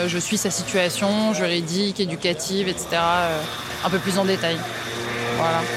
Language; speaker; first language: French; native; French